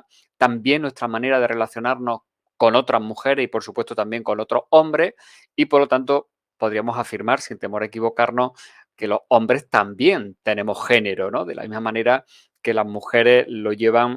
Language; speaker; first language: Spanish; native; Spanish